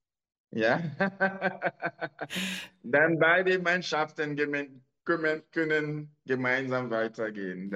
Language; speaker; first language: German; non-native, learner; French